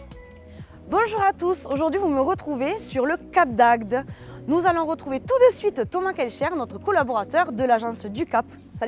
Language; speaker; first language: French; native; French